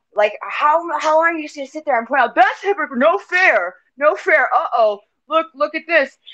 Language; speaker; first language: English; native; English